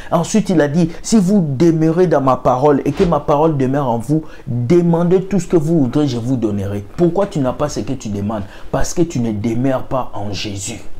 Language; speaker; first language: French; non-native, local second language; Lingala